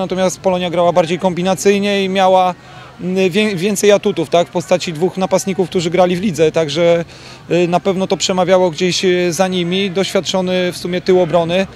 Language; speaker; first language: Polish; native; Polish